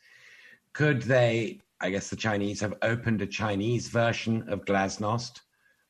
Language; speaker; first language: English; native; English